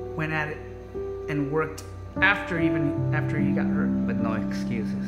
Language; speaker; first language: English; native; English